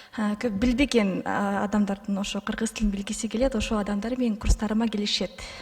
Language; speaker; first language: Kyrgyz; non-native, fluent; German